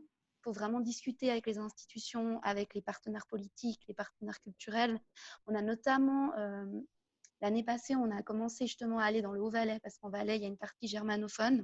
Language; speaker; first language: French; native; French